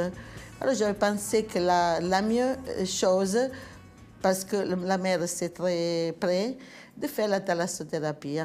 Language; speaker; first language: French; non-native, learner; Italian